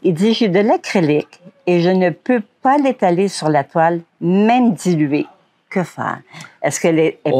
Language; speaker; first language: French; native; French